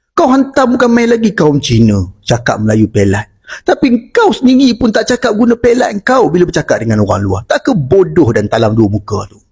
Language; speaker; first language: Malay; native; Malay